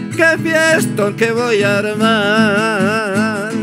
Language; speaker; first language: Spanish; native; Spanish